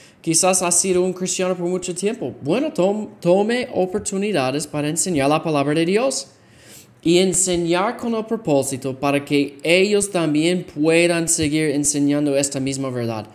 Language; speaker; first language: Spanish; non-native, fluent; English